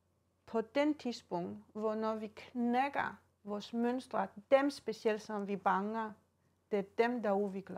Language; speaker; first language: Danish; non-native, fluent; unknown